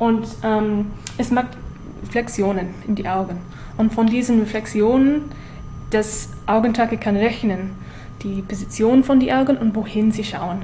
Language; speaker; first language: German; non-native, learner; English